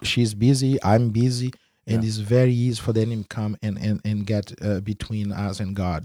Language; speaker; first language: English; non-native, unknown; Spanish